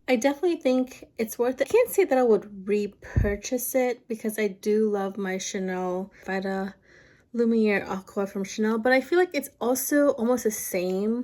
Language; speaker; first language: English; native; English